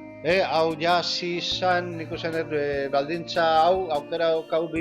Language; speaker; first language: Basque; native; Basque